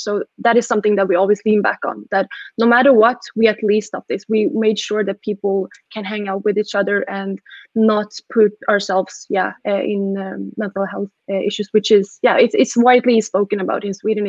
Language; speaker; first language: English; non-native, fluent; Swedish